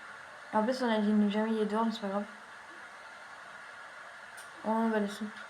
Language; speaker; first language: French; native; French